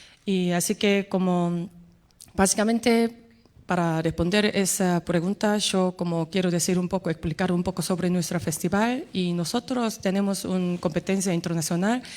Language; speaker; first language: Spanish; non-native, learner; Korean